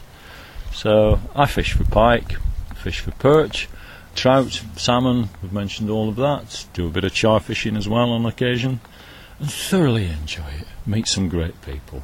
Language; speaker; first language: English; native; English